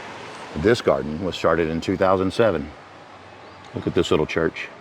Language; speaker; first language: English; native; English